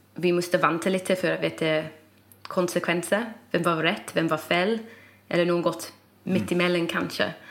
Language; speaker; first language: Swedish; non-native, fluent; English